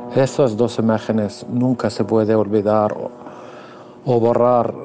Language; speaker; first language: Spanish; non-native, fluent; Arabic